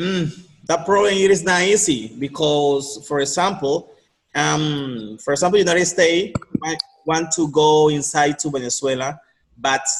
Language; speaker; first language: English; non-native, learner; Spanish